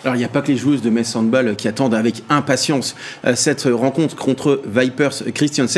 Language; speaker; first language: French; native; French